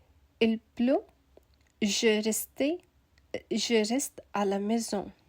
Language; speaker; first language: French; non-native, learner; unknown